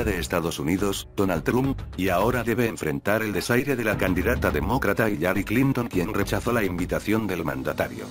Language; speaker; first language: Spanish; native; Spanish